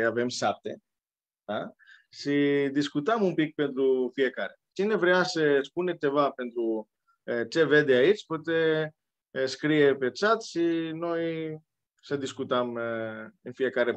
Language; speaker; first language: Romanian; non-native, learner; Greek